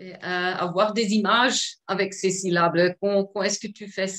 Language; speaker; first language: French; non-native, fluent; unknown